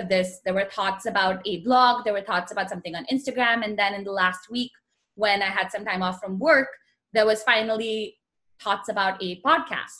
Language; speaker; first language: English; non-native, local second language; Hindi